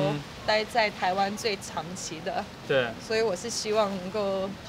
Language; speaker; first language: Chinese; early bilingual, heritage; English